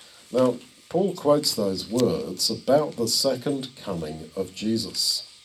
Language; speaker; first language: English; native; English